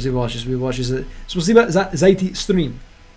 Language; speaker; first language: Russian; non-native, learner; English